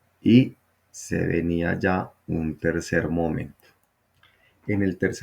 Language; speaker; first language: Spanish; native; Spanish